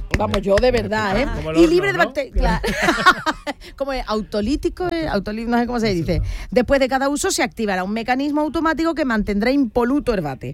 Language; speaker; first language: Spanish; native; Spanish